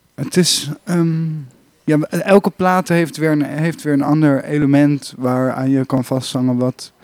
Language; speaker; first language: Dutch; native; Dutch